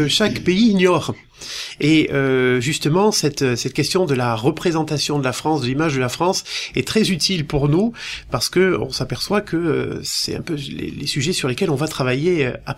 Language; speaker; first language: French; native; French